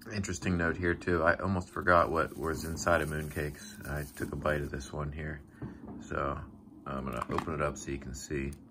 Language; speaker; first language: English; native; English